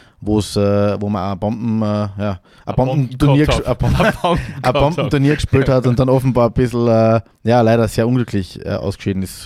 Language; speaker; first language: German; native; German